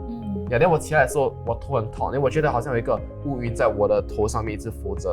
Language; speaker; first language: Chinese; non-native, local second language; English